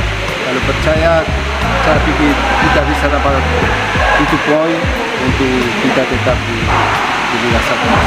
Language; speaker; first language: Indonesian; non-native, fluent; Spanish